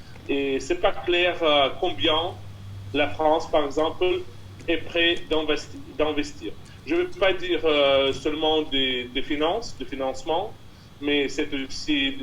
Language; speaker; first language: French; non-native, fluent; Russian